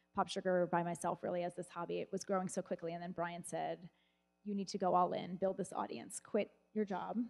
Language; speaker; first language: English; native; English